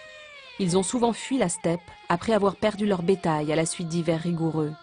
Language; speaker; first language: French; native; French